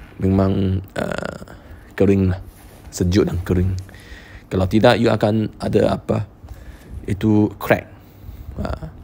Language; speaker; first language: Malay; non-native, local second language; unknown